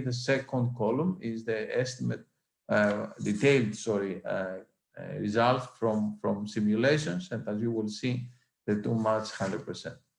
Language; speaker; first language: English; non-native, fluent; Greek